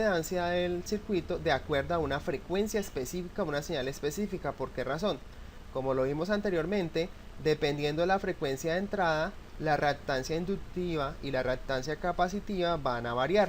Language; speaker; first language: Spanish; native; Spanish